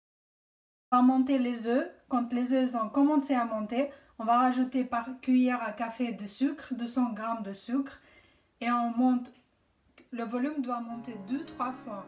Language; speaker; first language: French; non-native, fluent; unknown